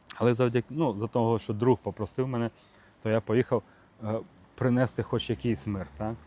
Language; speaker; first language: Ukrainian; native; Ukrainian